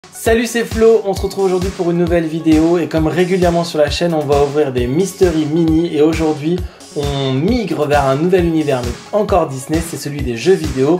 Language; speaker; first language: French; native; French